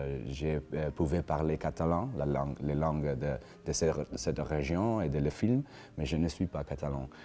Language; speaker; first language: French; non-native, learner; Spanish